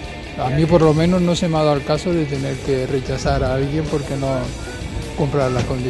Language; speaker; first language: Spanish; native; Spanish